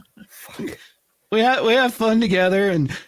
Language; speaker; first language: English; native; English